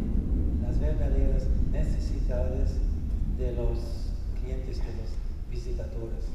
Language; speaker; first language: Spanish; non-native, fluent; German